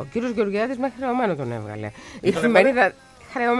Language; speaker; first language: Greek; native; Greek